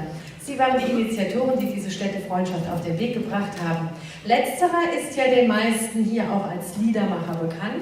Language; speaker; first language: German; native; German